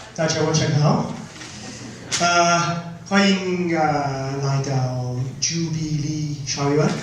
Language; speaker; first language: Chinese; non-native, learner; English